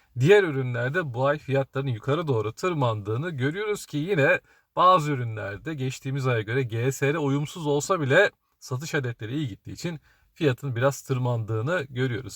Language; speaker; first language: Turkish; native; Turkish